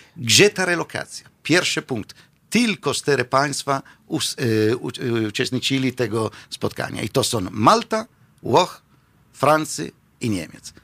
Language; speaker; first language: Polish; non-native, fluent; Italian